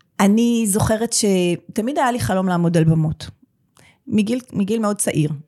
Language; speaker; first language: Hebrew; native; Hebrew